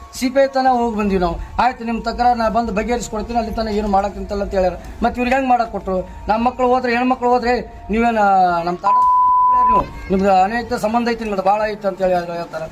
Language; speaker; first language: Kannada; non-native, local second language; Lambadi